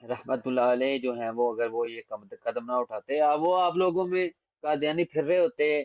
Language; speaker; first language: Hindi; non-native, local second language; Punjabi